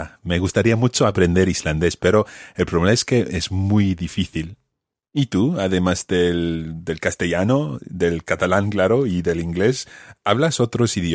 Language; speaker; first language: Spanish; non-native, fluent; English